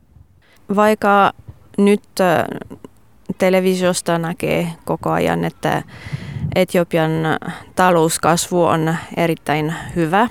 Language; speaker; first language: Finnish; non-native, fluent; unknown